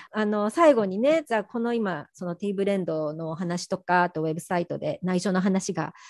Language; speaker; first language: Japanese; native; Japanese